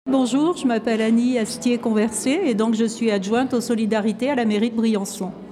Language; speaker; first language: French; native; French